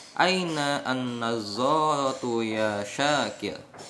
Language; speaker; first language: Arabic; non-native, fluent; Indonesian